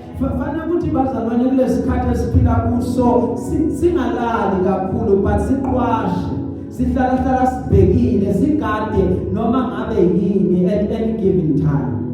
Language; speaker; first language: Zulu; native; Zulu